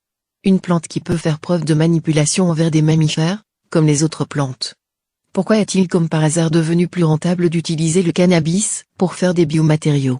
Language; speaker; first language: French; native; French